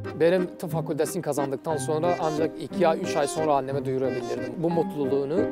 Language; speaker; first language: Turkish; non-native, fluent; Persian